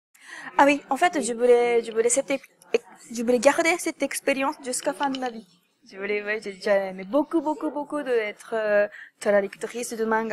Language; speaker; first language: French; non-native, fluent; Japanese